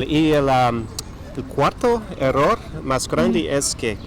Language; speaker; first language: Spanish; non-native, fluent; English